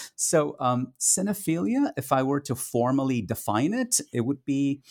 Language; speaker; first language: English; non-native, local second language; Tamil